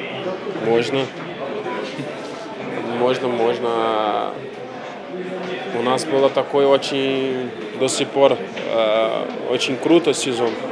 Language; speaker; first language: Russian; non-native, fluent; Portuguese